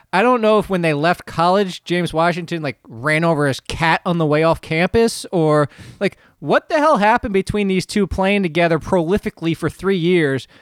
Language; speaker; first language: English; early bilingual, other home language; Polish